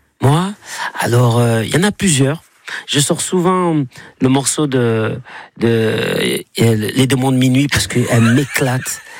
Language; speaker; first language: French; native; French